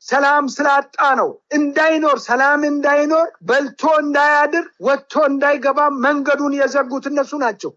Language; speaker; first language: Amharic; native; Amharic